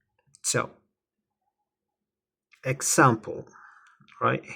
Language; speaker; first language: Spanish; non-native, learner; English